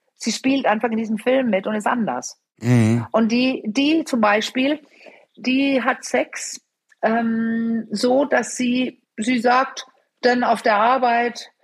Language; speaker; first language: German; non-native, fluent; Danish